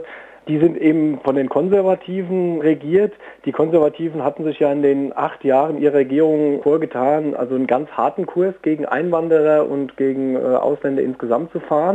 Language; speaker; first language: German; native; German